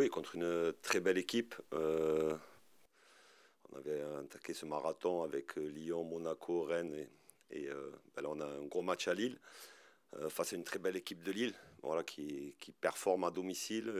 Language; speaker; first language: French; native; French